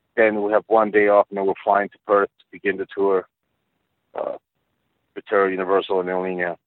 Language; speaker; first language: English; early bilingual, other home language; Spanish